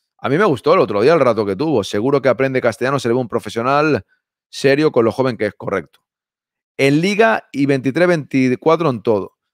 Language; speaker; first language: Spanish; native; Spanish